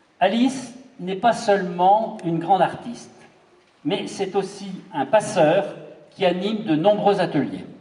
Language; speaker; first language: French; native; French